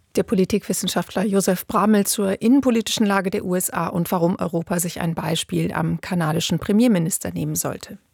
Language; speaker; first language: German; native; German